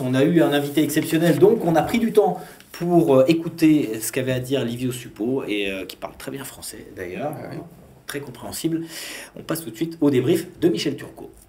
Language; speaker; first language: French; native; French